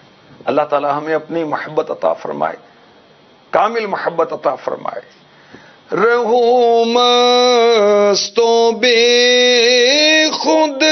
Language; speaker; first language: Urdu; native; Urdu